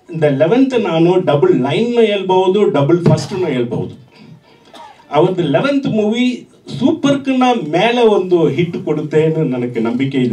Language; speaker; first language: Kannada; non-native, learner; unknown